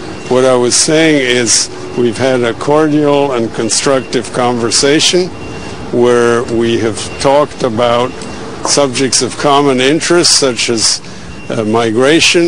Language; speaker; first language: English; non-native, fluent; Spanish